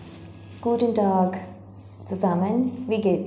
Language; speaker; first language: German; non-native, learner; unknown